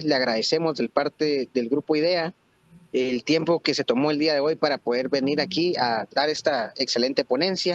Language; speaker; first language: Spanish; native; Spanish